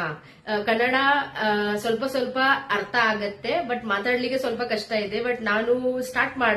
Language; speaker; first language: Kannada; non-native, learner; Marathi